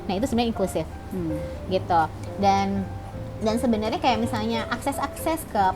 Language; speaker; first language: Indonesian; native; Indonesian